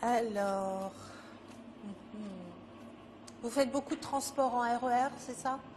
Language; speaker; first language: French; native; French